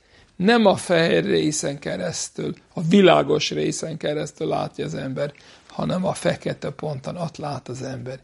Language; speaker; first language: Hungarian; non-native, fluent; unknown